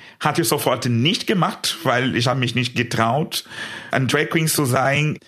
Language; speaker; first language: German; non-native, fluent; Portuguese